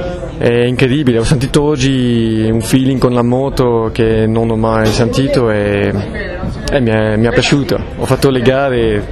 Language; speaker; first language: Italian; non-native, fluent; French